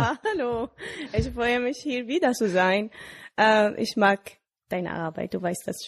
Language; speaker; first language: German; non-native, learner; Arabic